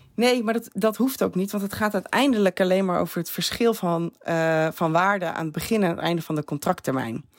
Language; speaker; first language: Dutch; native; Dutch